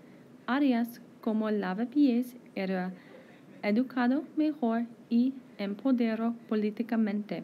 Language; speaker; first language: Spanish; non-native, learner; English